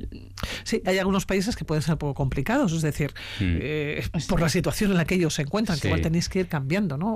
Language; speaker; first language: Spanish; native; Spanish